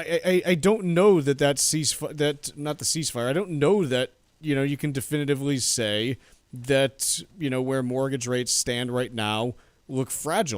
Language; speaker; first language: English; native; English